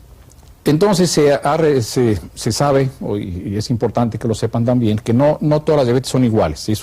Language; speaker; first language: Spanish; native; Spanish